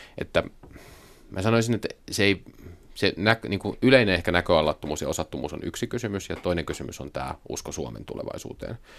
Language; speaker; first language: Finnish; native; Finnish